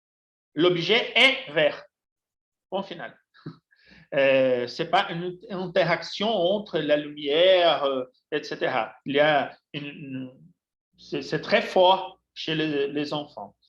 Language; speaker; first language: French; non-native, fluent; Portuguese